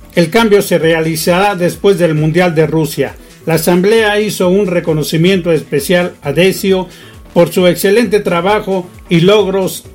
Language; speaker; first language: Spanish; native; Spanish